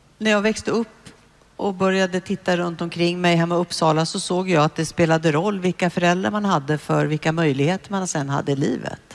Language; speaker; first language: Swedish; native; Swedish